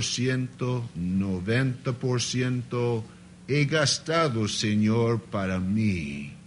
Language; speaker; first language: Spanish; non-native, learner; Portuguese